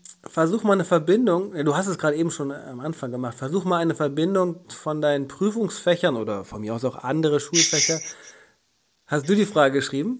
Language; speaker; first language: German; native; German